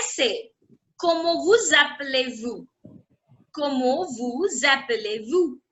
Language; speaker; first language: French; non-native, fluent; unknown